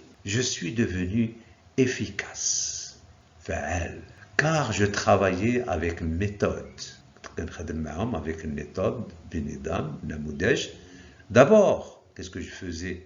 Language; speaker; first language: French; non-native, local second language; Arabic